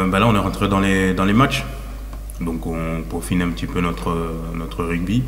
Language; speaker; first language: French; native; French